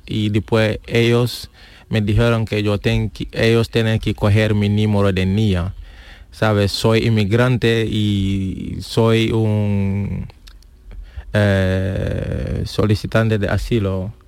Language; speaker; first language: Spanish; non-native, learner; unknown